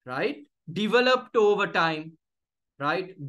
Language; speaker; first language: English; non-native, local second language; Sinhala